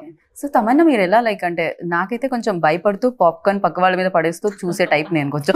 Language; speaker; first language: Telugu; native; Telugu